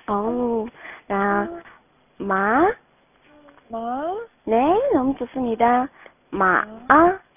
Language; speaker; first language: Korean; non-native, fluent; Chinese